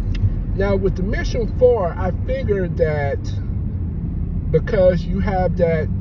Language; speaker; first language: English; native; English